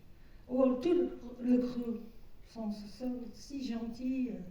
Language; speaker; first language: French; non-native, learner; English